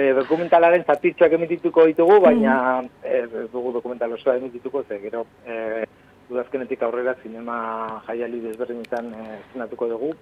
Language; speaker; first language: Basque; non-native, local second language; Spanish